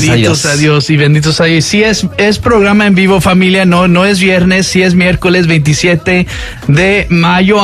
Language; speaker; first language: Spanish; early bilingual, heritage; Spanish